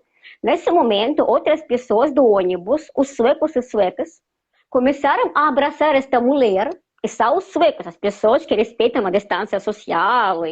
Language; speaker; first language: Portuguese; non-native, fluent; Russian